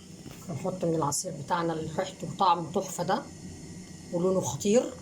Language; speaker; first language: Arabic; native; Arabic